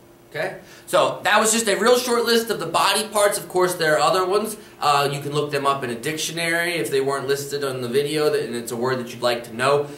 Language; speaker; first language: English; native; English